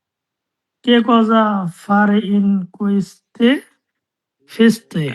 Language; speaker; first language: Italian; non-native, learner; Bangla